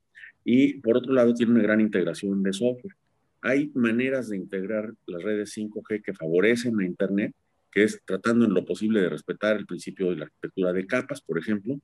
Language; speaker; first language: Spanish; native; Spanish